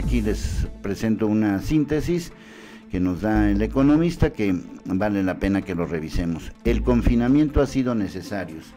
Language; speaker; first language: Spanish; native; Spanish